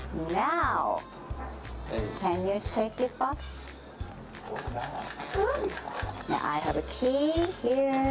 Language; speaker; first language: English; non-native, learner; Japanese